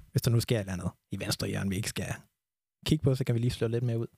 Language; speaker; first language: Danish; early bilingual, other home language; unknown